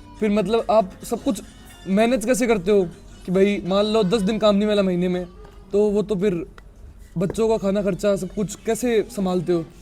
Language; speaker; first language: Hindi; native; Hindi